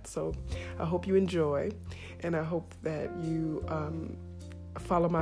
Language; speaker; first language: English; native; English